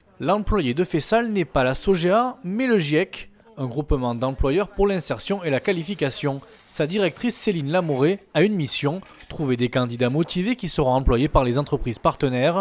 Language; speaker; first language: French; native; French